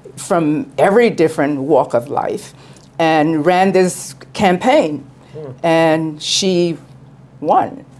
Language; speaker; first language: English; native; English